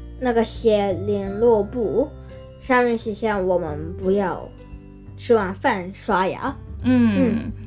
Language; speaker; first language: Chinese; early bilingual, heritage; Chinese